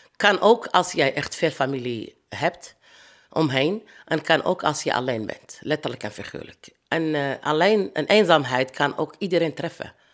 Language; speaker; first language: Dutch; non-native, fluent; Arabic